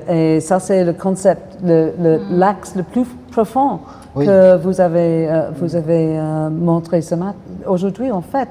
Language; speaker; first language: French; non-native, fluent; English